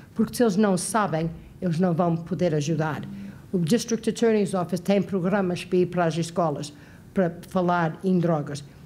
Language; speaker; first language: Portuguese; early bilingual, heritage; Portuguese